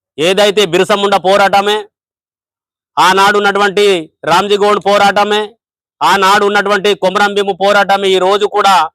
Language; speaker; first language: Telugu; non-native, local second language; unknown